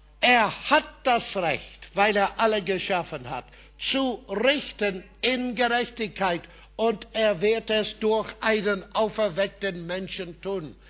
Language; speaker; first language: German; non-native, fluent; English